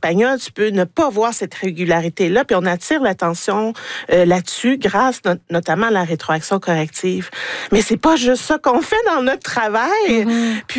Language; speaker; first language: French; native; French